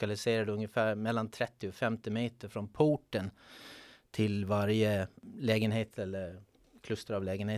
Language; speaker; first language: Swedish; native; Swedish